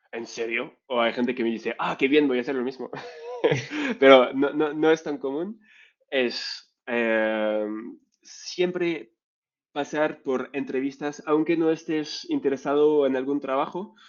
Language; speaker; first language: Spanish; non-native, fluent; French